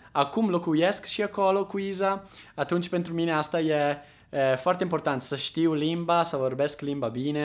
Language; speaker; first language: Romanian; non-native, fluent; Italian